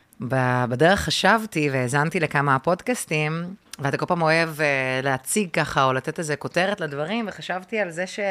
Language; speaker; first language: Hebrew; early bilingual, other home language; Russian